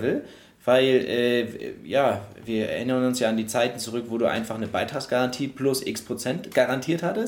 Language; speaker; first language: German; native; German